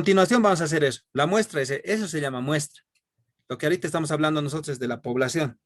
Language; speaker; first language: Spanish; native; Spanish